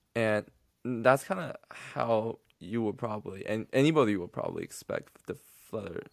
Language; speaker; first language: English; non-native, fluent; Chinese